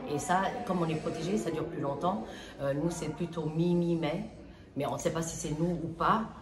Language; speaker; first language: French; non-native, fluent; Vietnamese